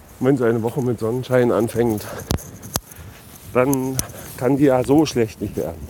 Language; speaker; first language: German; native; German